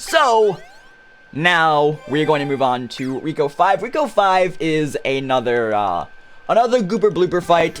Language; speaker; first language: English; native; English